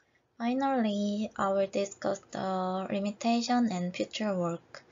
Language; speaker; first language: English; non-native, fluent; Korean